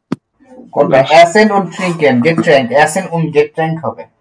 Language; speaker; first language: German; non-native, fluent; Bangla